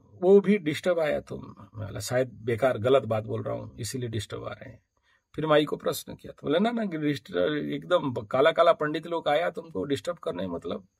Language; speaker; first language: Hindi; native; Hindi